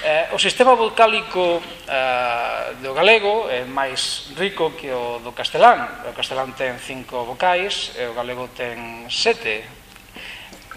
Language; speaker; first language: Galician; non-native, local second language; Spanish